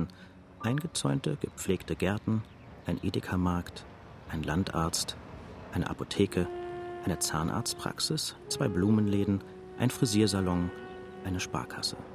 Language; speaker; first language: German; native; German